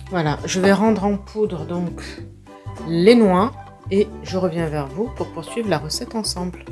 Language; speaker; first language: French; native; French